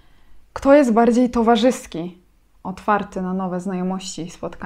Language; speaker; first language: Polish; native; Polish